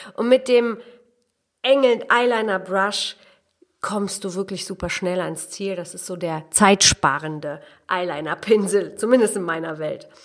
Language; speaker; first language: German; early bilingual, other home language; Polish